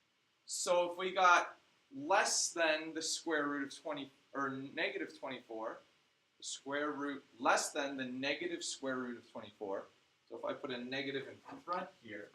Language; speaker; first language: English; native; English